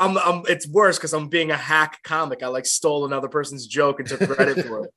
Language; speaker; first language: English; native; English